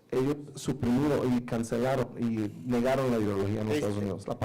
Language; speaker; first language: Spanish; native; Spanish